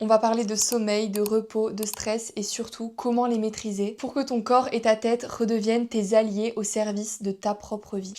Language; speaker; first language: French; native; French